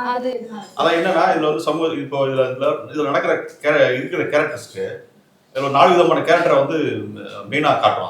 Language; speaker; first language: Tamil; native; Tamil